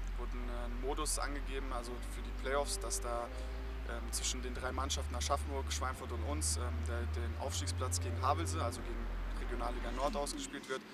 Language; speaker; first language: German; native; German